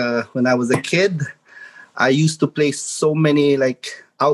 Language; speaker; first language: English; non-native, local second language; Filipino